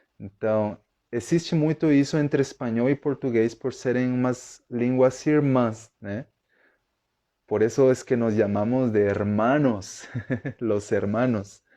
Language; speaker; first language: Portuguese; non-native, fluent; Spanish